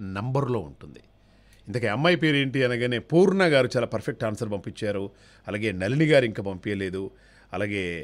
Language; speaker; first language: Telugu; native; Telugu